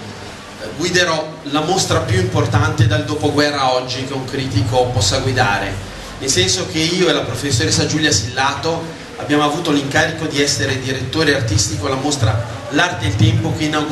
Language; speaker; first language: Italian; native; Italian